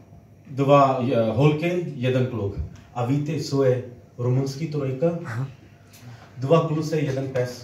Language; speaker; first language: Czech; non-native, learner; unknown